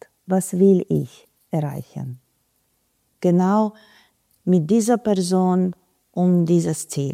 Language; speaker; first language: German; non-native, fluent; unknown